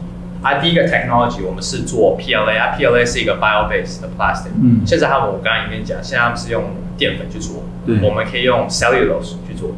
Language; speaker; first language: Chinese; native; Chinese